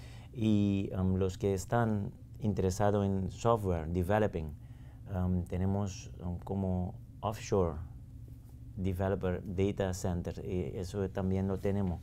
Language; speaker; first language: Spanish; non-native, fluent; Papiamento